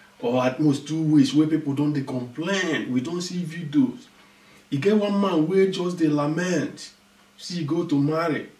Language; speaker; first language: Nigerian Pidgin; non-native, local second language; Igbo